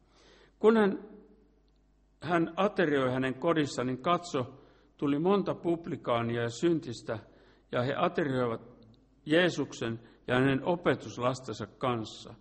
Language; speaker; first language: Finnish; native; Finnish